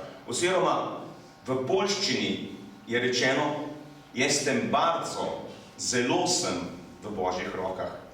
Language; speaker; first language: Slovenian; native; Slovenian